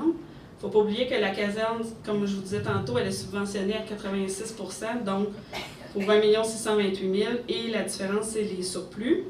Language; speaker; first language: French; native; French